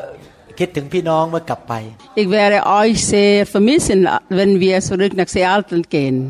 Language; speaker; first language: German; non-native, fluent; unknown